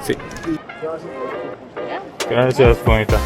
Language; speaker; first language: Spanish; non-native, learner; Korean